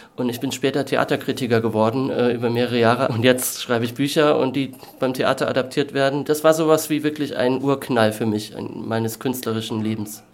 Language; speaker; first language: German; native; German